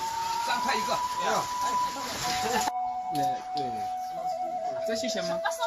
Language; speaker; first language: Chinese; non-native, learner; Southern Sotho